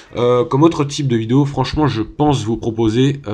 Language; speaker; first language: French; native; French